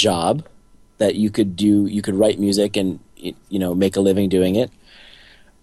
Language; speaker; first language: English; native; English